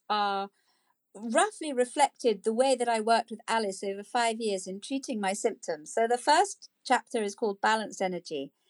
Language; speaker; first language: English; native; English